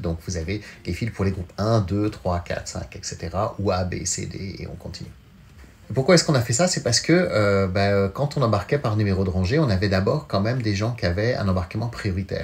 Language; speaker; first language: French; native; French